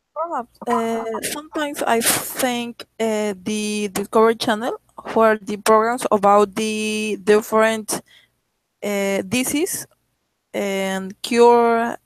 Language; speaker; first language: English; non-native, learner; Spanish